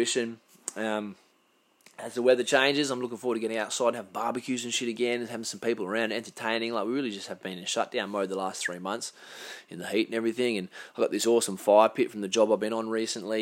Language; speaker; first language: English; native; English